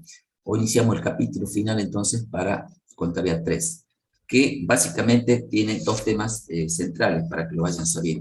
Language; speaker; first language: Spanish; native; Spanish